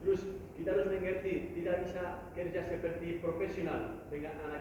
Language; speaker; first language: Indonesian; non-native, learner; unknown